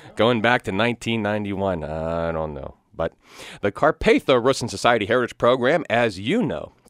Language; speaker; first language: English; native; English